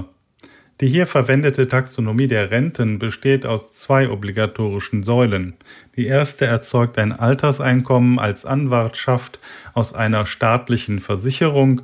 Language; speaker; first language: German; native; German